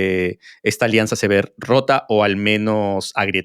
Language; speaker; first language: Spanish; native; Spanish